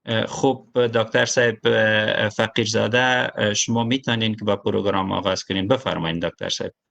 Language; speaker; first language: Persian; native; Persian